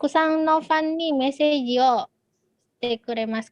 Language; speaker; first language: Japanese; non-native, learner; Indonesian